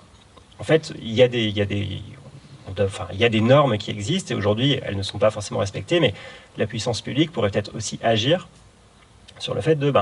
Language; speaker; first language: French; native; French